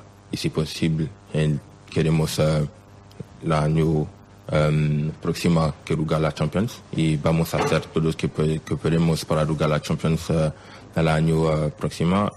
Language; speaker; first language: Spanish; non-native, learner; French